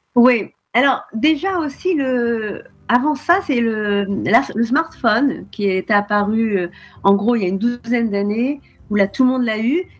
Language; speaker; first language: French; native; French